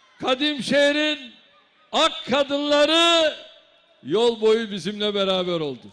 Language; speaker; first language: Turkish; native; Turkish